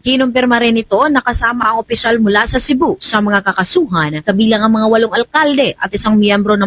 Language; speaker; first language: Filipino; non-native, local second language; Cebuano